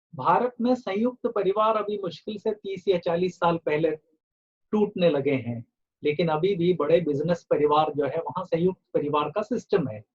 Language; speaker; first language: Hindi; native; Hindi